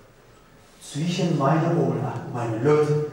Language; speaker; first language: German; non-native, fluent; Persian